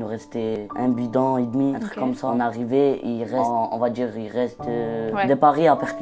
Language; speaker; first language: French; non-native, local second language; Arabic